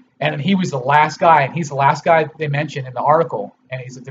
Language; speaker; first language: English; native; English